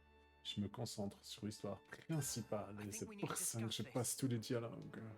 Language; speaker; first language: French; native; French